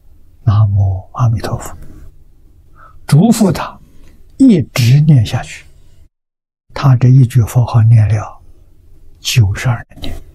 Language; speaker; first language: Chinese; native; Chinese